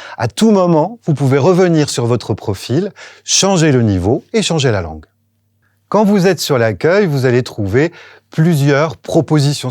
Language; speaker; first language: French; native; French